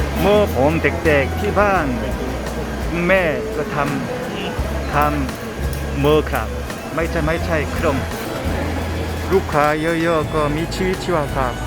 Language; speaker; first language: Thai; non-native, learner; Korean